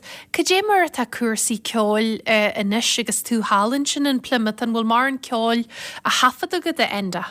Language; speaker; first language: Irish; native; Irish